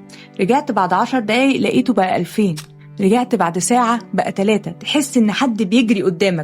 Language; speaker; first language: Arabic; native; Arabic